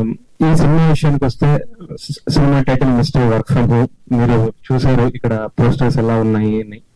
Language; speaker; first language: Telugu; native; Telugu